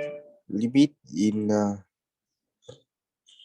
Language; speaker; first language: English; non-native, learner; Vietnamese